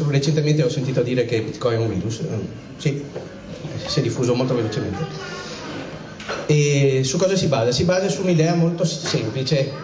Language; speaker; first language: Italian; native; Italian